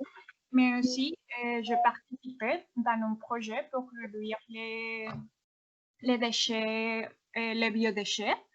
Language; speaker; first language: French; non-native, fluent; Spanish